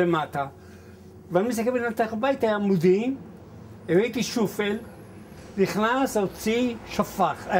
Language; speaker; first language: Hebrew; non-native, fluent; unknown